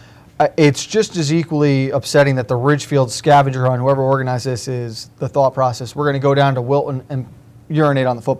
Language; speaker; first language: English; native; English